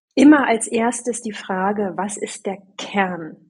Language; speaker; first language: German; native; German